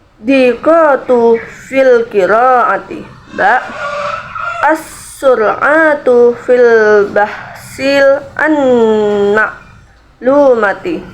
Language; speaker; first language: Arabic; non-native, learner; Indonesian